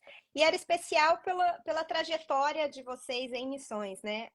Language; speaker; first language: Portuguese; native; Portuguese